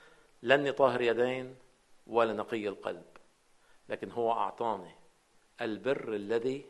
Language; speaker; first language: Arabic; native; Arabic